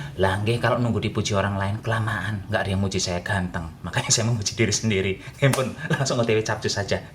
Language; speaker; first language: Indonesian; non-native, local second language; Javanese